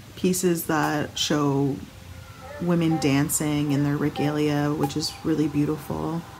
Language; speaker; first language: English; native; English